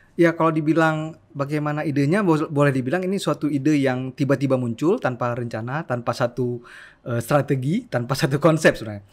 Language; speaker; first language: Indonesian; native; Indonesian